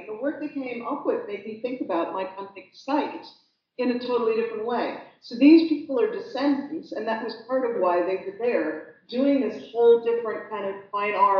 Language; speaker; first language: English; native; English